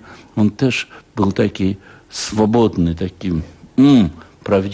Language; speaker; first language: Polish; non-native, fluent; Russian